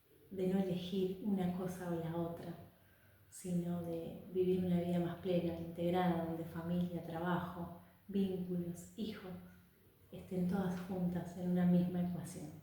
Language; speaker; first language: Spanish; native; Spanish